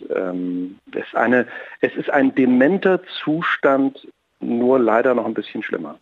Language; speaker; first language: German; native; German